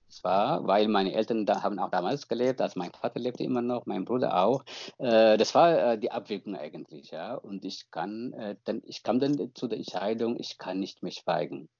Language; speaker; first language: German; non-native, fluent; Tigrinya